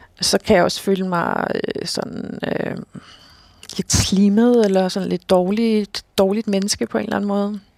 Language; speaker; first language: Danish; native; Danish